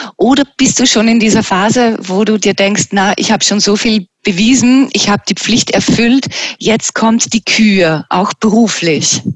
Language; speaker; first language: German; native; German